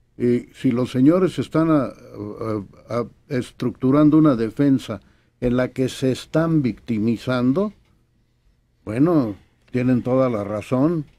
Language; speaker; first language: Spanish; native; Spanish